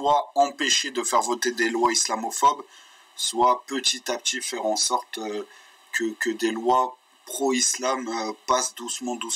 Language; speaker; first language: French; native; French